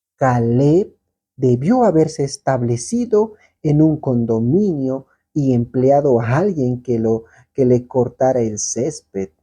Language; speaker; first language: Spanish; native; Spanish